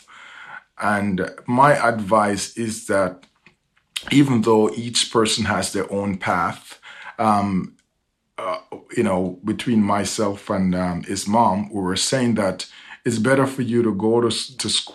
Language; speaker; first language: English; non-native, local second language; Jamaican Creole English